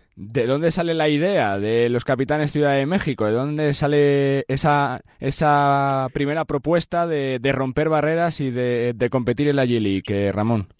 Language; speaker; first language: Spanish; native; Spanish